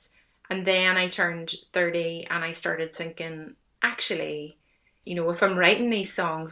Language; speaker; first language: English; native; English